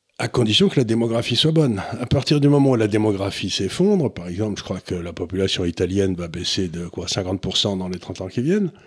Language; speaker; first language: French; native; French